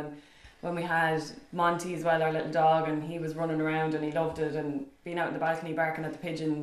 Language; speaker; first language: English; native; English